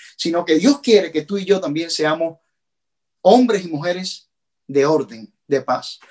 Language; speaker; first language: Spanish; native; Spanish